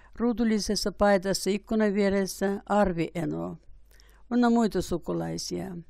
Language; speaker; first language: Finnish; early bilingual, heritage; Finnish